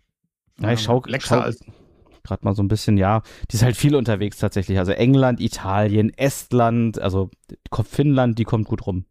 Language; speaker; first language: German; native; German